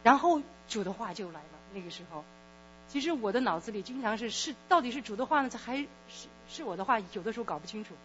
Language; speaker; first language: Chinese; native; Chinese